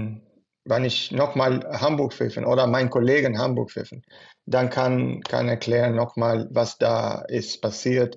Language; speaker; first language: German; non-native, fluent; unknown